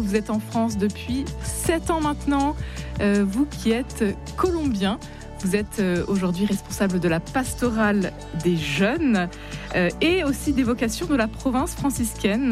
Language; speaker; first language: French; native; French